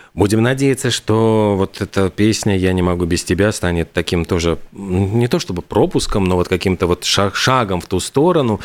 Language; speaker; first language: Russian; native; Russian